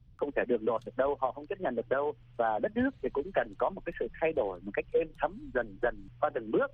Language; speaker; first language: Vietnamese; native; Vietnamese